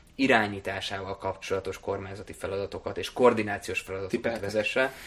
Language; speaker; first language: Hungarian; non-native, local second language; German